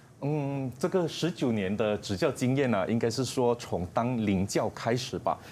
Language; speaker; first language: Chinese; native; Chinese